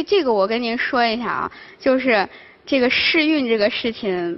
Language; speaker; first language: Chinese; native; Chinese